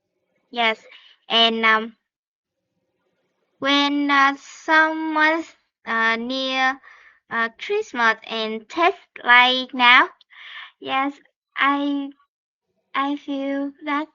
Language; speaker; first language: English; non-native, learner; Vietnamese